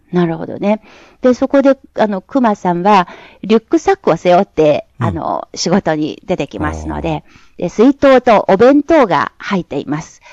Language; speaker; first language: Japanese; non-native, fluent; Chinese